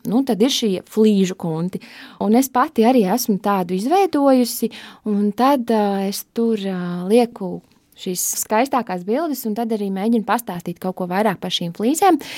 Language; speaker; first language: Latvian; native; Latvian